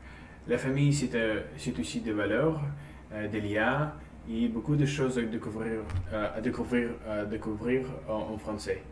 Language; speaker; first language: French; non-native, learner; Russian